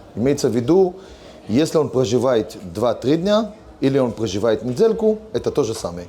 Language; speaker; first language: Russian; early bilingual, heritage; Hebrew